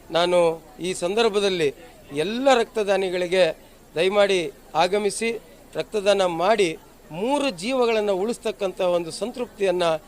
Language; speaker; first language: Kannada; native; Kannada